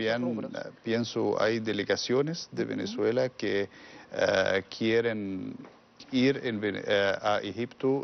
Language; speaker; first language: Spanish; non-native, learner; Arabic